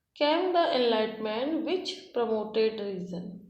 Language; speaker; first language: English; non-native, local second language; Hindi